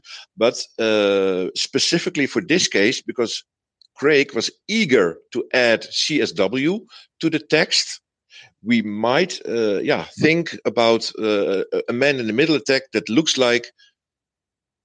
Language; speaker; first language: English; non-native, fluent; Dutch